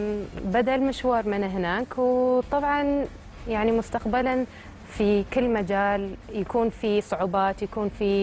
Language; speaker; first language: Arabic; native; Arabic